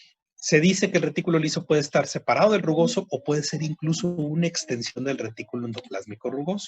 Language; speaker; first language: Spanish; native; Spanish